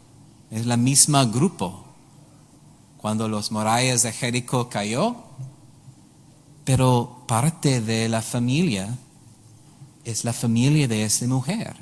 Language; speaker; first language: Spanish; non-native, learner; English